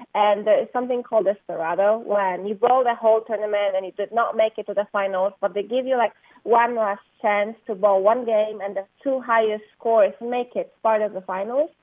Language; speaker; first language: English; non-native, fluent; Polish